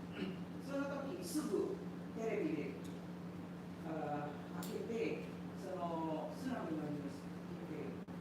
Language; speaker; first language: Japanese; non-native, learner; Indonesian